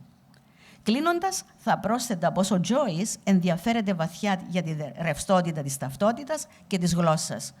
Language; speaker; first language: Greek; native; Greek